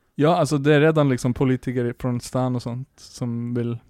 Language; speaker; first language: Swedish; non-native, fluent; Icelandic